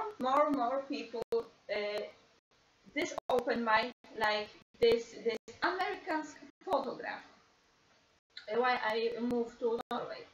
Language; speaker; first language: English; non-native, learner; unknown